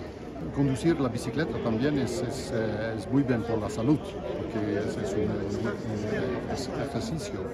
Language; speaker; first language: Spanish; non-native, fluent; Dutch